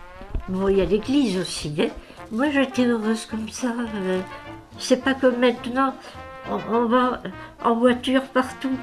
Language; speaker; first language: French; native; French